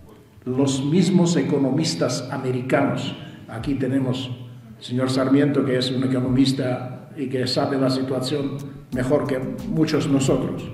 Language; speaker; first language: Spanish; non-native, fluent; Russian